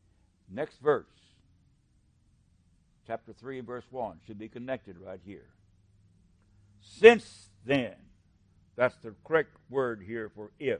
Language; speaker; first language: English; native; English